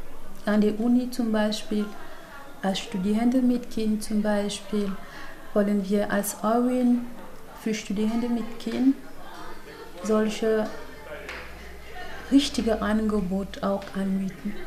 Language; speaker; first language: German; non-native, fluent; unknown